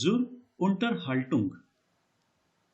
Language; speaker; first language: German; non-native, fluent; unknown